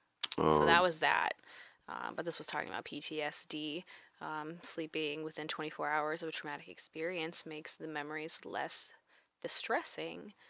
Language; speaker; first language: English; native; English